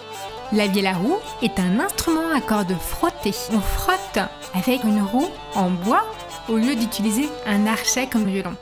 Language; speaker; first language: French; native; French